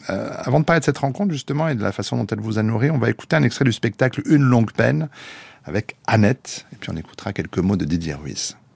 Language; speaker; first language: French; native; French